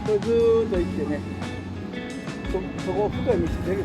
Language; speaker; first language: Japanese; native; Japanese